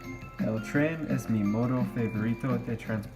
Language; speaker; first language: Spanish; non-native, learner; English